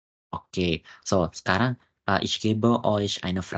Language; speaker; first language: German; non-native, learner; Indonesian